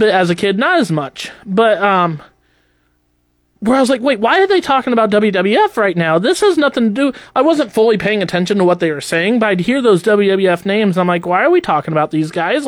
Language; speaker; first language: English; native; English